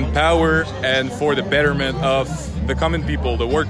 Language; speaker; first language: English; non-native, fluent; French